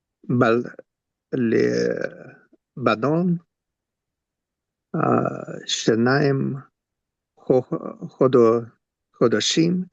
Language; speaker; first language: Hebrew; non-native, learner; English